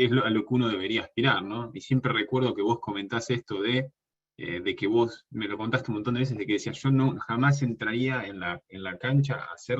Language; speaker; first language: Spanish; native; Spanish